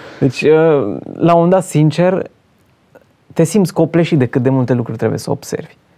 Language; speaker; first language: Romanian; native; Romanian